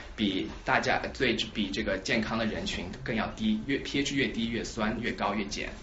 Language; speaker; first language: Chinese; native; Chinese